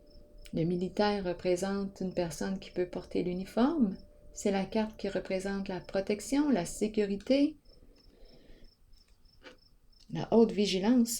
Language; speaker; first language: French; native; French